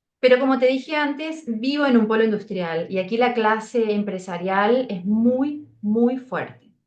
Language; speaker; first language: Spanish; native; Spanish